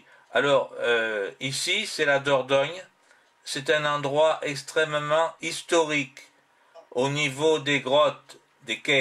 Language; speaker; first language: French; native; French